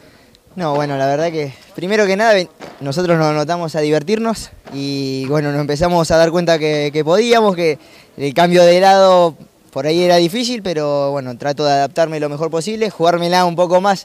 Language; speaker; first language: Spanish; native; Spanish